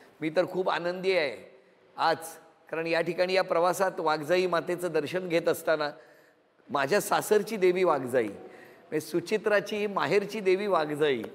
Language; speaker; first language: Marathi; native; Marathi